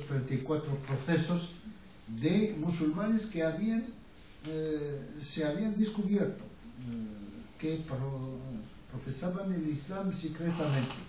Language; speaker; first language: Spanish; non-native, fluent; Arabic